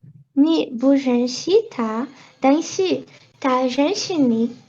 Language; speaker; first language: Chinese; non-native, learner; Portuguese